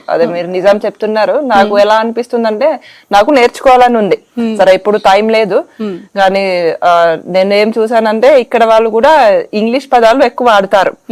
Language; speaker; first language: Telugu; non-native, fluent; Finnish